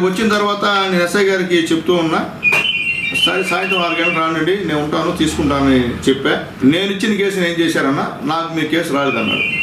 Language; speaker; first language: Telugu; native; Telugu